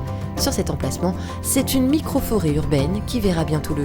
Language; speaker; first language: French; native; French